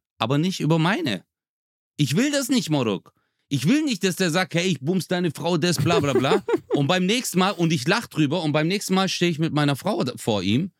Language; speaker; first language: German; early bilingual, other home language; Turkish